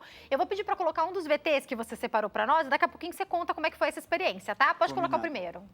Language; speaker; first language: Portuguese; native; Portuguese